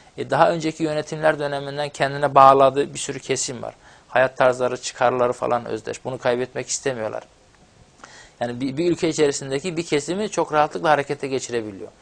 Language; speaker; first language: Turkish; non-native, local second language; Kurdish